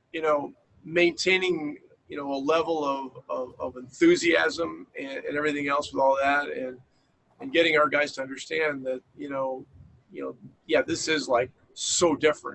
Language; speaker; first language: English; native; English